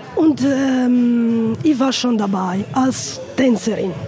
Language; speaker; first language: German; non-native, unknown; Italian